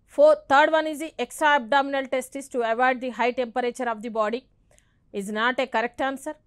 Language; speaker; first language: English; non-native, local second language; Telugu